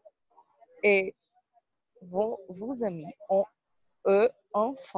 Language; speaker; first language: French; non-native, learner; Portuguese